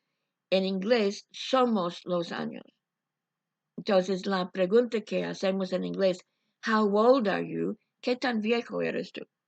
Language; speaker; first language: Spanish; non-native, fluent; English